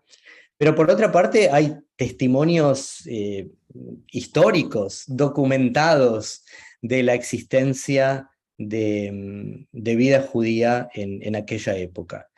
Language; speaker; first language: Spanish; native; Spanish